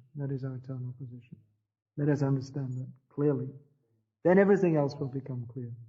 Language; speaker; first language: English; native; English